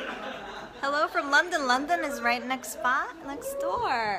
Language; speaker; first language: English; early bilingual, other home language; Korean